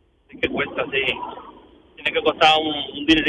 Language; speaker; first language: Spanish; native; Spanish